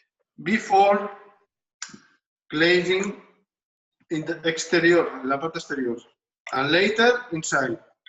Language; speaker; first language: English; non-native, learner; Spanish